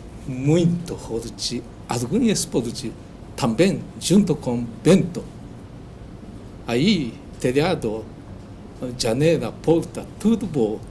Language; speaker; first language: Portuguese; non-native, learner; Japanese